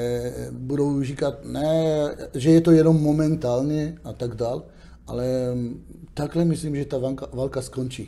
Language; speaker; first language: Czech; non-native, fluent; Hebrew